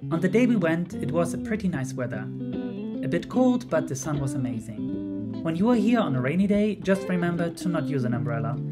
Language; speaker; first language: English; non-native, fluent; Dutch